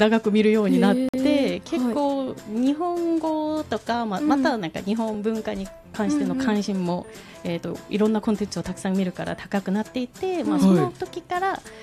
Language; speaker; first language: Japanese; non-native, fluent; Korean